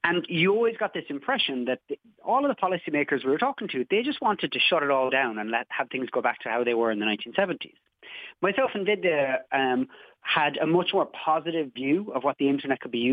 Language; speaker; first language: English; native; English